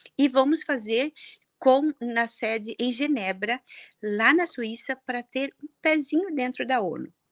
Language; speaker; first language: Portuguese; early bilingual, heritage; Portuguese